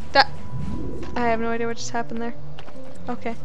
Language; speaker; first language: English; native; English